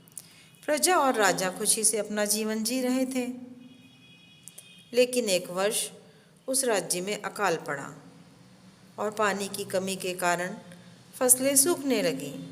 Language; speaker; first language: Hindi; native; Hindi